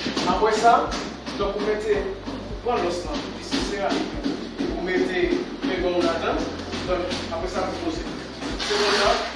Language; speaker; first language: French; non-native, local second language; Haitian Creole